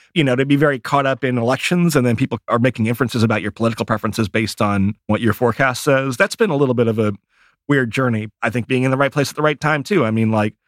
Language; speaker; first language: English; native; English